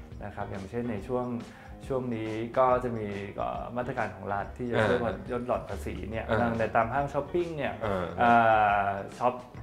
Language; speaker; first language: Thai; native; Thai